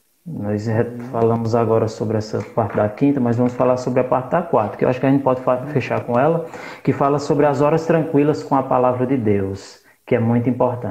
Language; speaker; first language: Portuguese; native; Portuguese